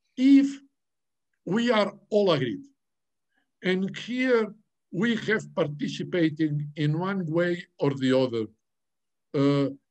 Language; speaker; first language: English; non-native, fluent; Catalan